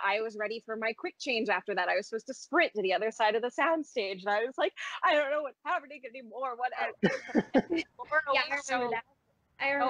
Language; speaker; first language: English; native; English